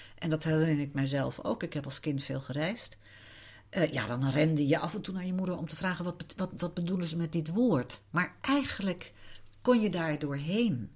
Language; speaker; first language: Dutch; native; Dutch